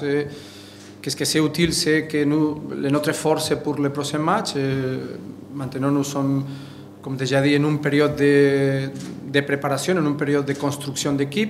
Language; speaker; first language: French; non-native, fluent; Spanish